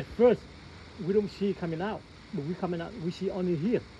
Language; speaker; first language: English; non-native, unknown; Vietnamese